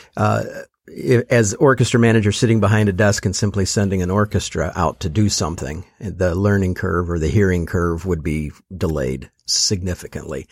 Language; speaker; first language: English; native; English